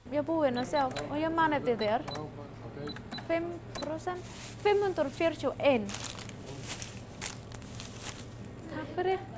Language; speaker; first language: Icelandic; non-native, learner; Vietnamese